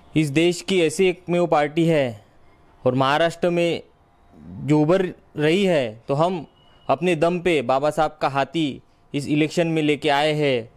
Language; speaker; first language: Hindi; non-native, local second language; Marathi